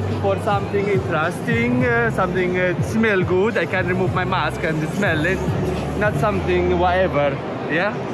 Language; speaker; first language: English; non-native, learner; Arabic